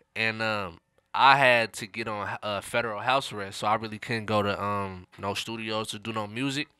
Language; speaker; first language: English; native; English